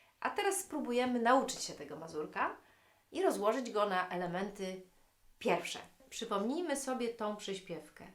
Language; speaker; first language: Polish; native; Polish